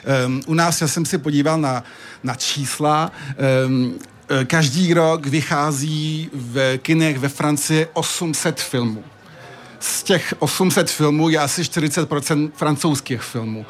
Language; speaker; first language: Czech; early bilingual, heritage; French